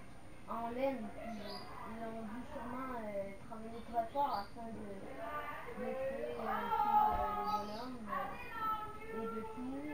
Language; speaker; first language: French; native; French